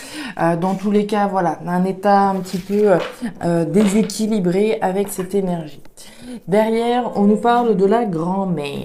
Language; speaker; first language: French; native; French